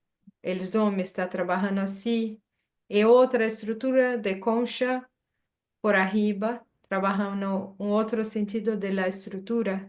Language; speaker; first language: Spanish; non-native, learner; Portuguese